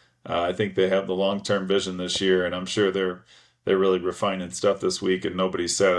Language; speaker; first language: English; native; English